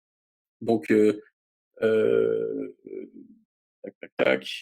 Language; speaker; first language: French; native; French